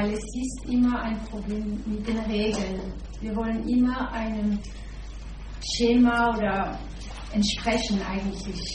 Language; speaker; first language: German; non-native, fluent; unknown